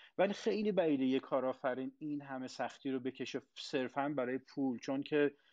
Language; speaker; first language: Persian; non-native, local second language; Azerbaijani